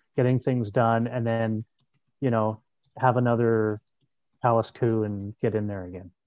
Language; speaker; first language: English; native; English